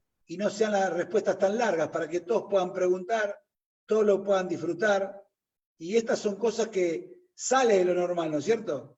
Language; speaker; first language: Spanish; native; Spanish